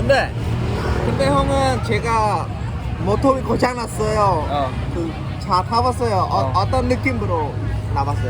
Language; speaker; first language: Korean; non-native, learner; Khmer